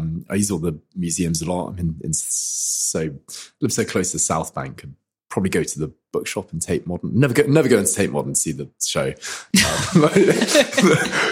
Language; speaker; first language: English; native; English